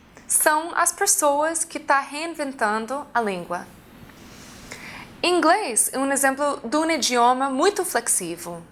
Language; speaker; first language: Portuguese; non-native, fluent; English